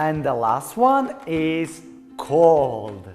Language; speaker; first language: English; non-native, learner; Tajik